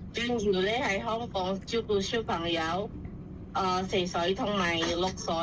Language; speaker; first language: Cantonese; non-native, learner; Indonesian